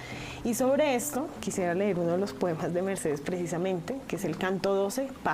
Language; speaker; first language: Spanish; native; Spanish